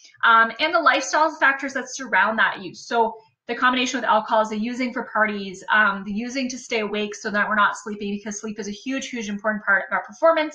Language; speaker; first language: English; native; English